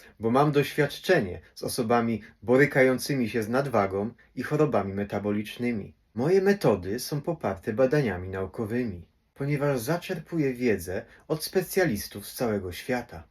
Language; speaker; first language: Polish; native; Polish